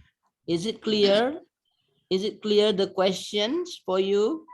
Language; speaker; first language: English; non-native, fluent; Indonesian